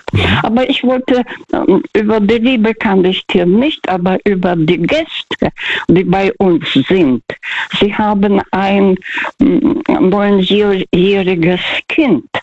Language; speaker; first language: German; non-native, fluent; Russian